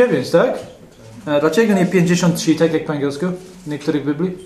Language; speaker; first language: Polish; non-native, fluent; English